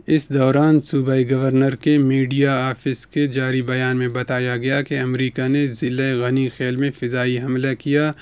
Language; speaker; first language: Urdu; non-native, local second language; Baluchi